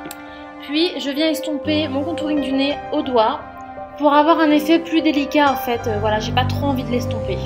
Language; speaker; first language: French; native; French